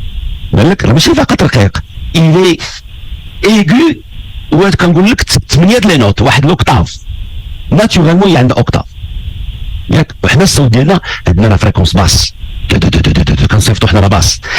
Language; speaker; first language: Arabic; native; Arabic